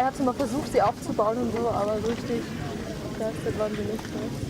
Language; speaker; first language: German; native; German